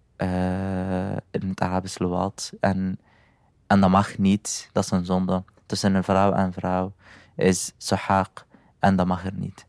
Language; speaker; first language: Dutch; non-native, fluent; Arabic